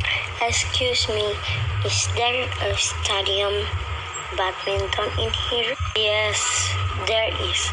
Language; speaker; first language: English; non-native, learner; Indonesian